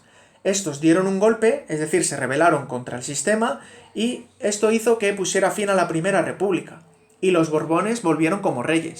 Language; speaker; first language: Spanish; native; Spanish